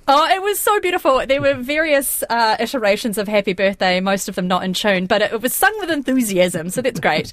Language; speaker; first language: English; native; English